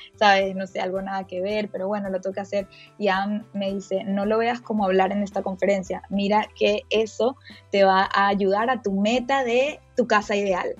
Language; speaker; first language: Spanish; native; Spanish